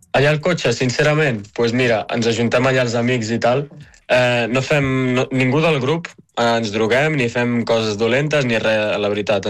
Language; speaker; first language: Catalan; early bilingual, other home language; Arabic